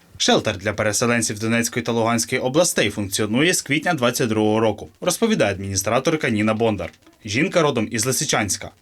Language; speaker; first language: Ukrainian; native; Ukrainian